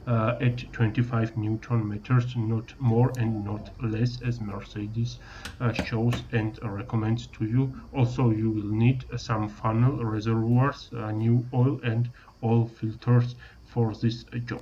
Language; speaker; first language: English; non-native, learner; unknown